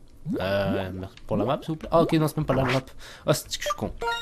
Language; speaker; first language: French; native; French